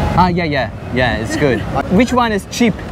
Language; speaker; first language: English; non-native, learner; Turkish